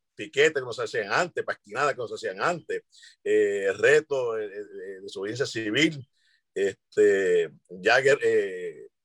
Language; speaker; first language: Spanish; native; Spanish